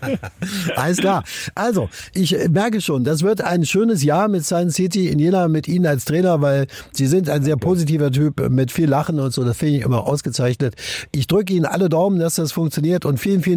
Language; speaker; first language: German; native; German